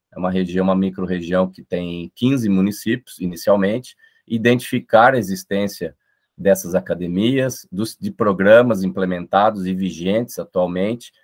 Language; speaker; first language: Portuguese; native; Portuguese